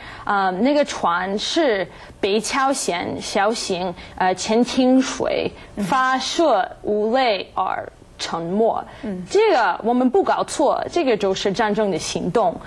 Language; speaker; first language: Chinese; non-native, fluent; English